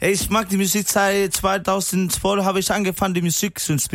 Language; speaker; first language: German; non-native, learner; Spanish